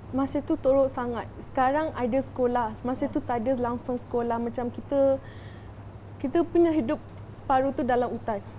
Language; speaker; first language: Malay; early bilingual, other home language; Rohingya